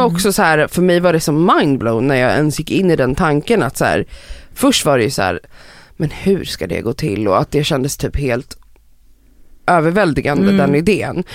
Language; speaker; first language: Swedish; native; Swedish